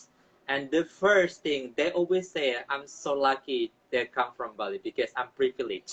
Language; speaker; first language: English; non-native, local second language; Indonesian